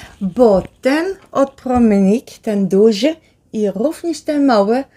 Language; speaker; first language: Polish; non-native, learner; Dutch